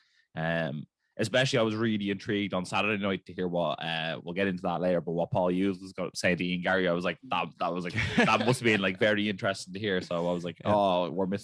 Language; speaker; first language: English; native; English